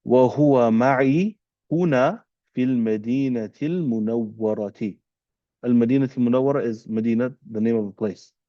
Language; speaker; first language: Arabic; non-native, fluent; English